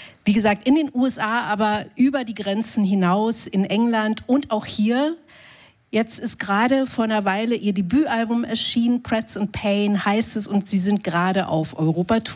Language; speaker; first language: German; native; German